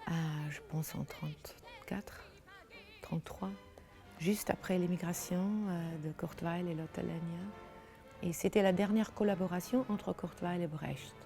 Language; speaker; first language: French; non-native, fluent; German